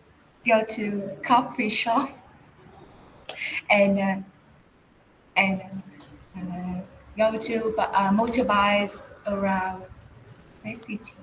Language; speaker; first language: English; non-native, learner; Vietnamese